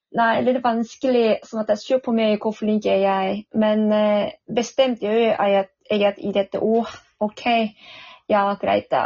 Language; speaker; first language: Norwegian; non-native, fluent; Korean